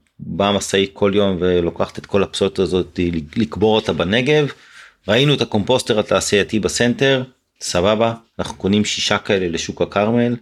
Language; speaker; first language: Hebrew; native; Hebrew